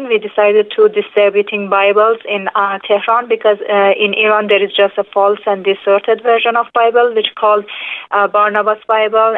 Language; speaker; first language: English; non-native, fluent; Persian